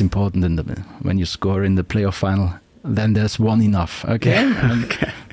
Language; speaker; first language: English; non-native, fluent; German